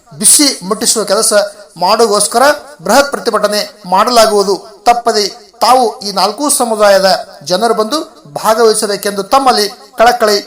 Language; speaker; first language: Kannada; native; Kannada